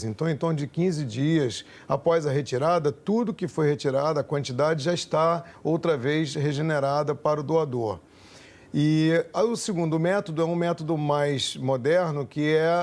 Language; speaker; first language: Portuguese; native; Portuguese